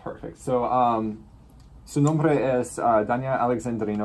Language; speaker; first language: Spanish; non-native, learner; English